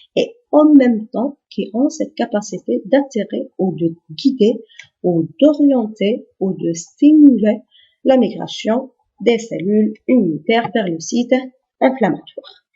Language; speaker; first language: French; non-native, local second language; Arabic